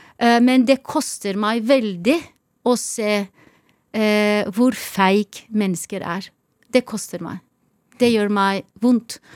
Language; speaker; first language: Norwegian; non-native, fluent; Turkish